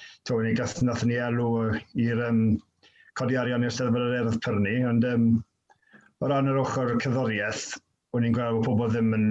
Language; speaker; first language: Welsh; native; Welsh